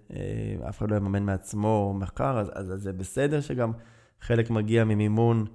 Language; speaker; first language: Hebrew; native; Hebrew